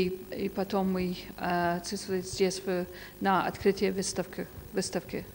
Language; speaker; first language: Russian; non-native, fluent; English